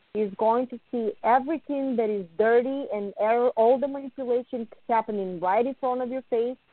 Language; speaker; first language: English; non-native, fluent; Bulgarian